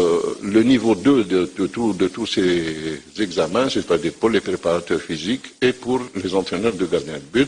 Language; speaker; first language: French; non-native, local second language; Arabic